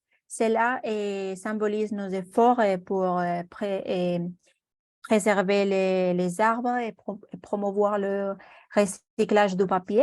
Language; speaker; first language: French; non-native, learner; Spanish